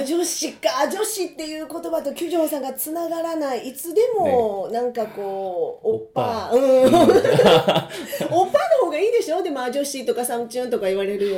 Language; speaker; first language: Japanese; native; Japanese